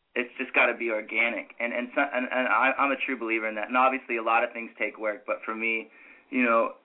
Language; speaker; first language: English; native; English